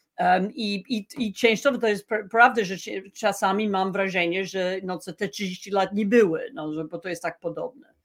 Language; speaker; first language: Polish; non-native, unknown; English